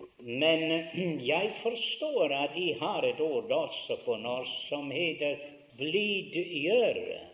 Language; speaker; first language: Norwegian; early bilingual, heritage; Norwegian